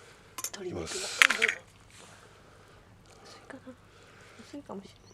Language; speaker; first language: Japanese; native; Japanese